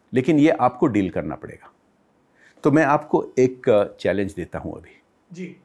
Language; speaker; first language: Hindi; non-native, local second language; Odia